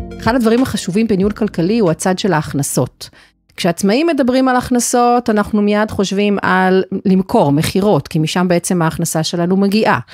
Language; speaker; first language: Hebrew; native; Hebrew